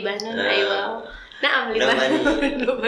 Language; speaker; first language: Arabic; non-native, learner; Indonesian